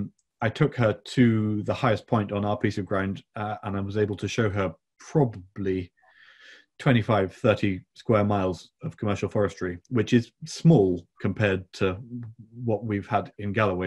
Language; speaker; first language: English; native; English